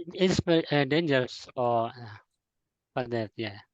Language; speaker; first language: English; non-native, learner; Indonesian